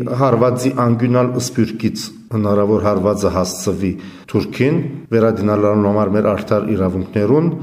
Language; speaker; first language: Armenian; early bilingual, heritage; Armenian